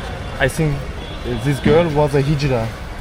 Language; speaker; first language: English; non-native, learner; Turkish